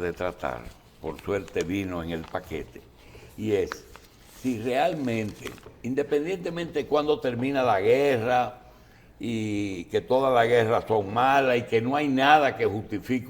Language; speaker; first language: Spanish; native; Spanish